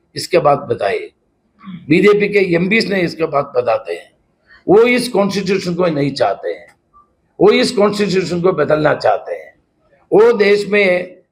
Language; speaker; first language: Hindi; non-native, local second language; Marathi